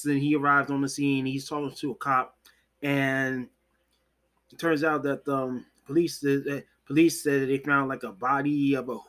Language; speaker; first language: English; native; English